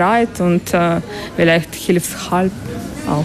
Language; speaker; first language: German; non-native, learner; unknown